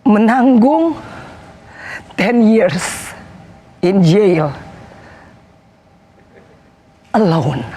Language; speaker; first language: English; non-native, fluent; Indonesian